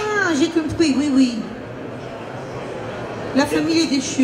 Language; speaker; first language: French; non-native, fluent; Italian